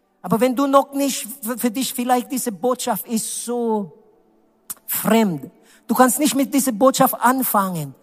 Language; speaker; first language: German; non-native, learner; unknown